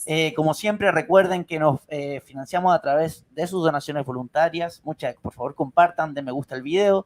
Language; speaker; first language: Spanish; native; Spanish